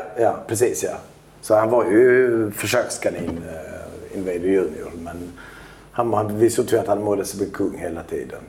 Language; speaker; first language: Swedish; early bilingual, other home language; Albanian